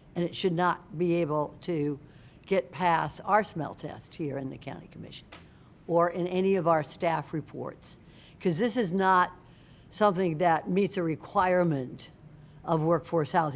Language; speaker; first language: English; native; English